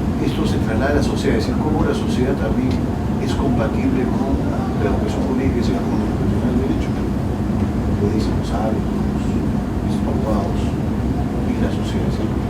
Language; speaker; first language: Spanish; native; Spanish